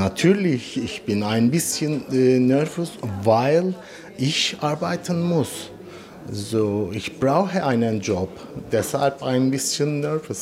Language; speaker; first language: German; non-native, learner; Turkish